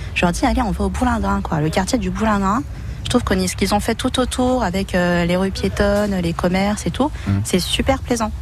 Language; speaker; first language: French; native; French